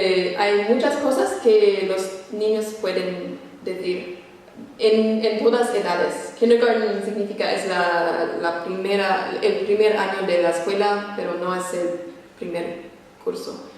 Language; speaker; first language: Spanish; non-native, fluent; English